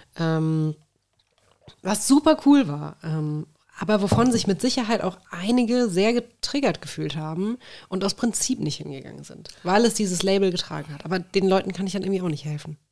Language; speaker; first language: German; native; German